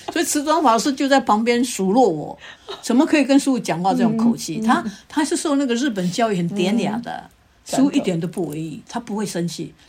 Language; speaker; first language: Chinese; non-native, local second language; Min Nan Chinese